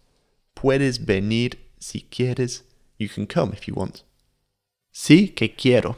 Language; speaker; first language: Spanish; non-native, fluent; English